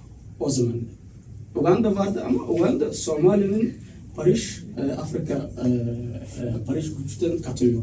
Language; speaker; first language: Turkish; non-native, learner; Somali